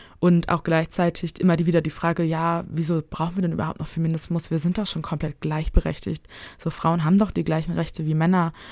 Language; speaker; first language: German; native; German